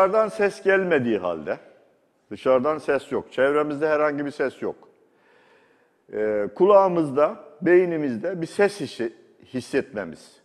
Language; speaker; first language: Turkish; native; Turkish